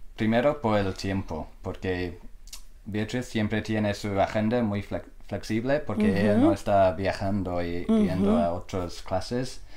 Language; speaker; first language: Spanish; non-native, learner; English